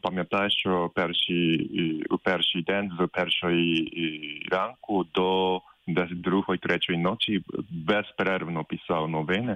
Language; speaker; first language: Ukrainian; non-native, fluent; Japanese